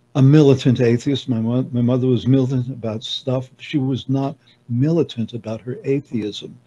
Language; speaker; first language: English; native; English